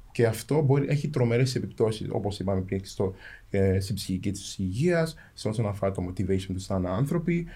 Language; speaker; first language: Greek; early bilingual, other home language; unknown